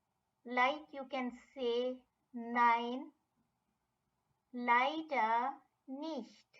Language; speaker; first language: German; non-native, fluent; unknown